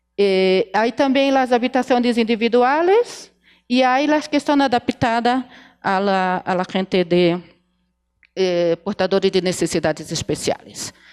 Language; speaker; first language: Spanish; non-native, fluent; Portuguese